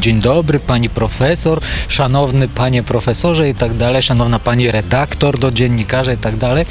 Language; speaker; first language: Polish; non-native, fluent; Bulgarian